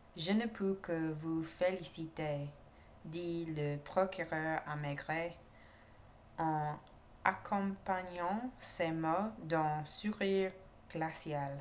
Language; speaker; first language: French; non-native, learner; English